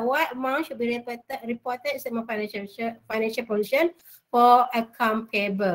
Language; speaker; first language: English; non-native, local second language; Malay